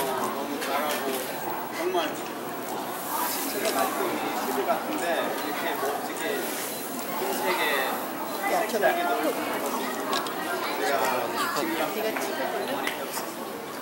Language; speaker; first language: Korean; early bilingual, heritage; English